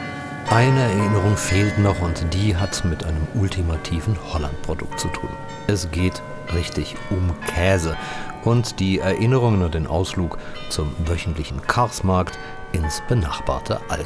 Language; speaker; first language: German; native; German